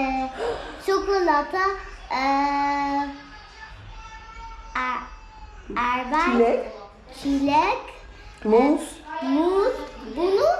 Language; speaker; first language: Turkish; early bilingual, heritage; Turkish